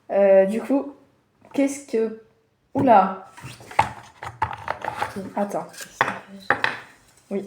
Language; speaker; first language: French; native; French